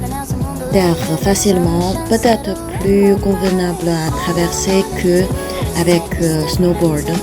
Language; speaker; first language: French; non-native, fluent; Chinese